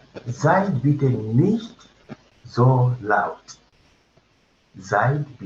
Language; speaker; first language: German; non-native, fluent; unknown